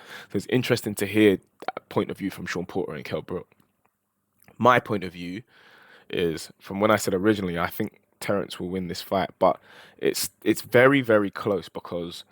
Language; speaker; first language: English; native; English